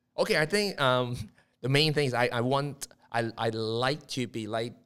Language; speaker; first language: English; non-native, local second language; Cantonese